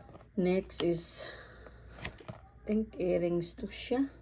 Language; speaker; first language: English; non-native, local second language; Filipino